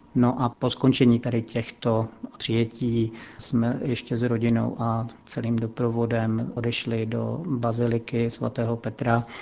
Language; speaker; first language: Czech; native; Czech